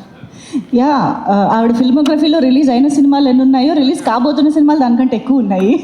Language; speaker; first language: Telugu; native; Telugu